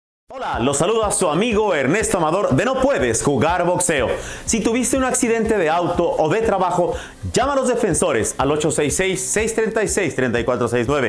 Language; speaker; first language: Spanish; native; Spanish